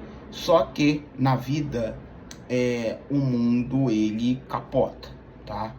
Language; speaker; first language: Portuguese; native; Portuguese